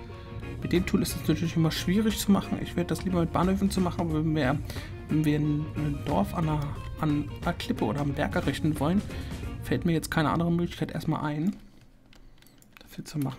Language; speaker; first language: German; native; German